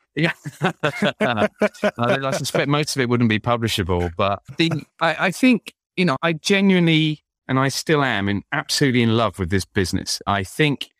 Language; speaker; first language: English; native; English